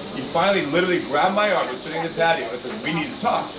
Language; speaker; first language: English; native; English